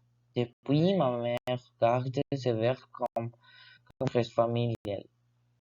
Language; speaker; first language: French; non-native, learner; Spanish